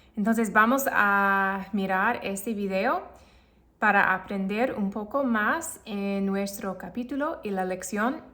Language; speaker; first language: Spanish; non-native, fluent; English